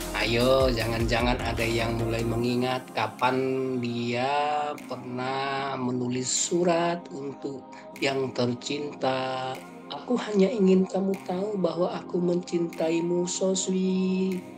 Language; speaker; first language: Indonesian; native; Indonesian